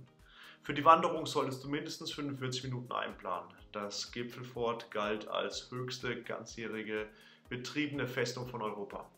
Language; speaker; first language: German; native; German